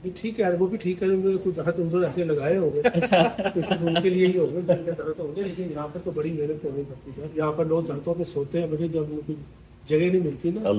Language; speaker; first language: Urdu; non-native, local second language; Punjabi